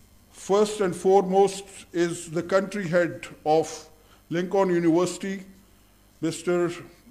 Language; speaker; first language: English; non-native, local second language; Urdu